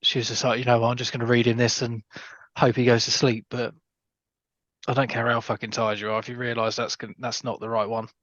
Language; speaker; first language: English; native; English